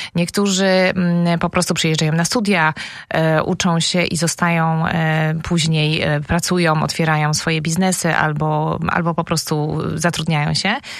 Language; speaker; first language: Polish; native; Polish